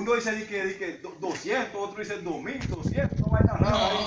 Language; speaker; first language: Spanish; native; Spanish